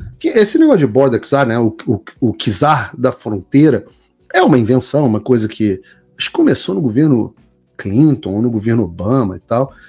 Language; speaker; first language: Portuguese; native; Portuguese